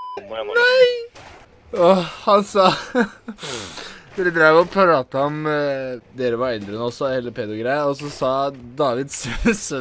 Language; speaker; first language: Norwegian; native; Norwegian